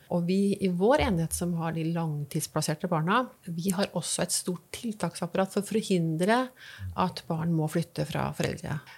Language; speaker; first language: Norwegian; native; Norwegian